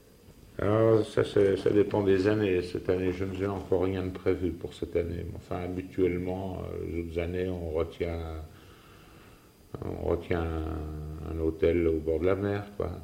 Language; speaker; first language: French; native; French